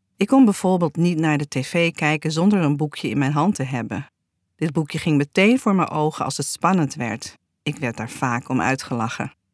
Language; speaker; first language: Dutch; native; Dutch